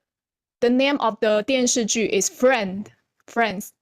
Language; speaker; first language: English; non-native, fluent; Chinese